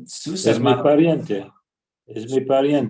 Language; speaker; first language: Spanish; early bilingual, heritage; Ladino